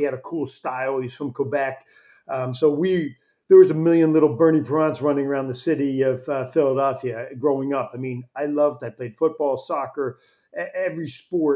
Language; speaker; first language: English; native; English